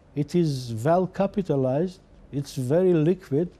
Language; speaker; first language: English; non-native, fluent; Albanian